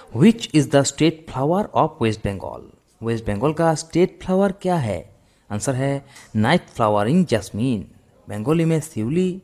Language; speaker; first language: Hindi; non-native, local second language; Bangla